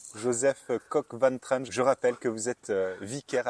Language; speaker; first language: French; native; French